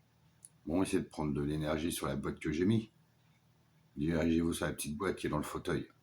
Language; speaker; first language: French; native; French